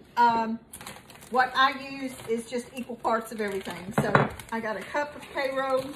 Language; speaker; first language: English; native; English